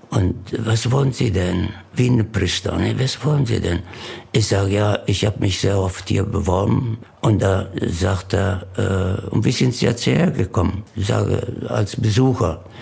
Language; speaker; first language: German; non-native, fluent; Italian